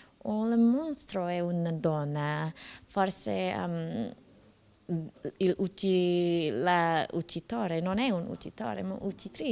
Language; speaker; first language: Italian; non-native, learner; English